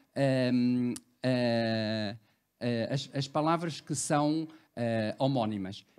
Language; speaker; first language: Portuguese; early bilingual, other home language; Cantonese